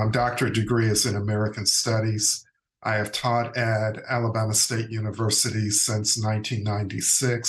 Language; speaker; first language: English; native; English